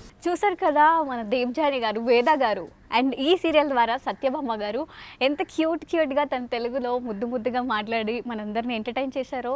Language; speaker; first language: Telugu; native; Telugu